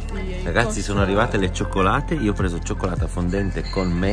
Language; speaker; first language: Italian; native; Italian